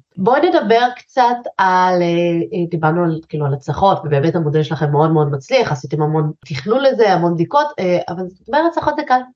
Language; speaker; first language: Hebrew; native; Hebrew